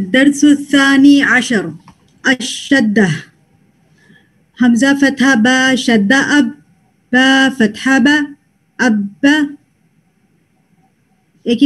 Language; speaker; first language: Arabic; non-native, learner; Urdu